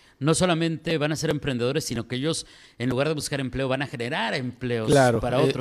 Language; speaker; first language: Spanish; native; Spanish